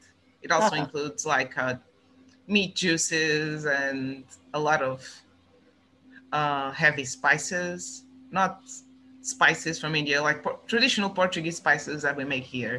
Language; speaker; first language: English; non-native, fluent; Portuguese